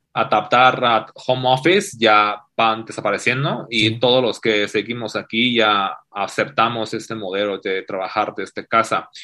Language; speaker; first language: Spanish; non-native, fluent; Chinese